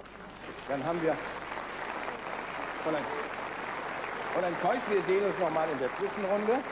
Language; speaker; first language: German; native; German